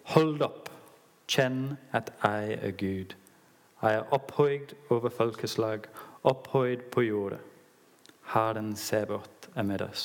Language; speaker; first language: Norwegian; non-native, learner; English